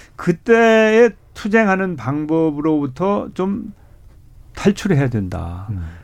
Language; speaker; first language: Korean; native; Korean